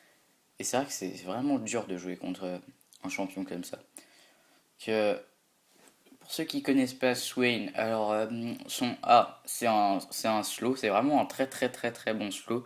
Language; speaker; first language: French; native; French